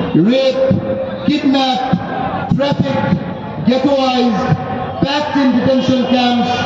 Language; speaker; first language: English; non-native, local second language; Bangla